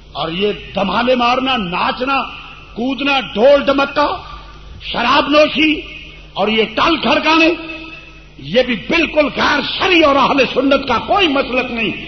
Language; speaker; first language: Urdu; non-native, local second language; Punjabi